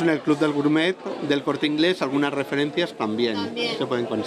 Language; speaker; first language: Spanish; native; Spanish